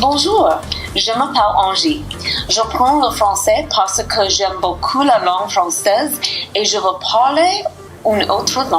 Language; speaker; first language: French; non-native, learner; English